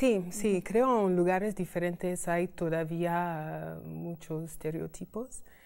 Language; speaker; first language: Spanish; non-native, fluent; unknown